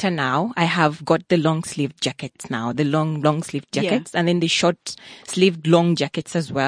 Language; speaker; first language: English; non-native, local second language; Ganda